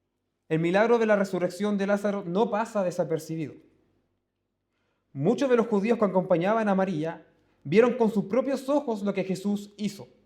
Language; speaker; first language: Spanish; native; Spanish